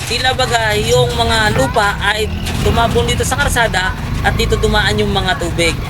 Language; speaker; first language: Filipino; native; Filipino